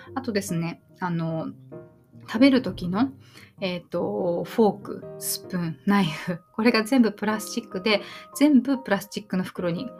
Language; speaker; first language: Japanese; native; Japanese